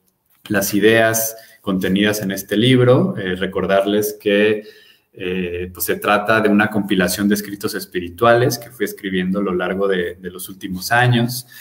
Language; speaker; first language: Spanish; native; Spanish